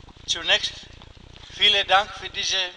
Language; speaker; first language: German; non-native, fluent; Greek